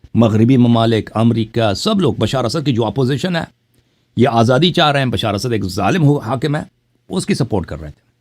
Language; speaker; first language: Urdu; non-native, fluent; Persian